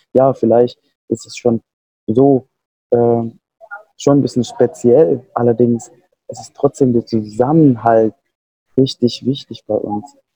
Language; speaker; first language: German; non-native, fluent; Sundanese